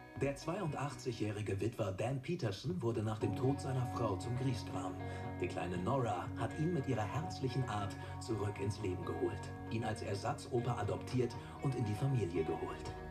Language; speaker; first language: German; native; German